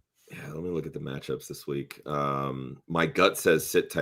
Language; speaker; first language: English; native; English